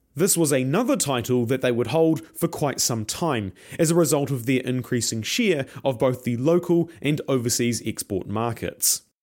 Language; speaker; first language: English; native; English